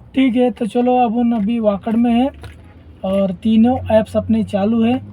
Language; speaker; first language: Hindi; non-native, local second language; Marathi